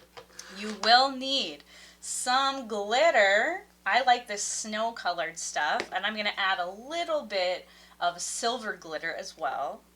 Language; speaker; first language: English; native; English